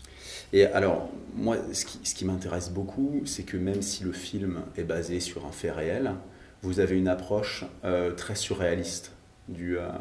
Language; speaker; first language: French; native; French